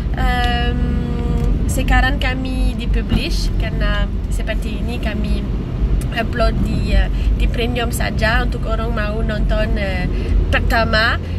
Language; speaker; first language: Indonesian; non-native, learner; French